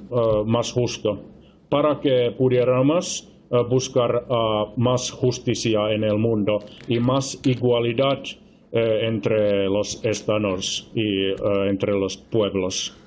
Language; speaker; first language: Spanish; non-native, fluent; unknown